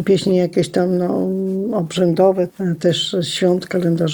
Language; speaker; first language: Polish; non-native, local second language; Lithuanian